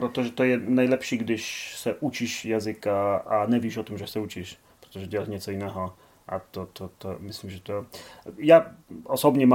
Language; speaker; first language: Czech; non-native, learner; Polish